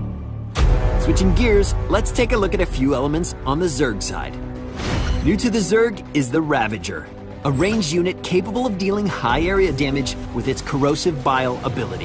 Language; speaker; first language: English; native; English